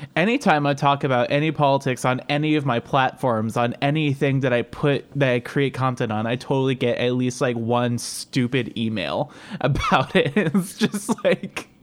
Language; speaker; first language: English; native; English